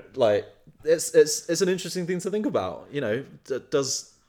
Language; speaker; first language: English; native; English